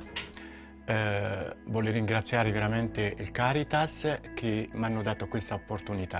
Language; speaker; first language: Italian; non-native, fluent; Arabic